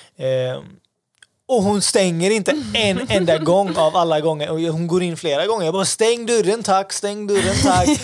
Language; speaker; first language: Swedish; early bilingual, other home language; Persian